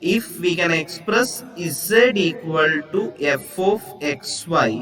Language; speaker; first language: English; non-native, local second language; Malayalam